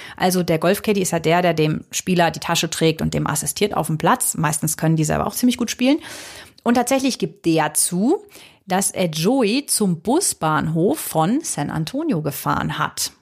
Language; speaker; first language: German; native; German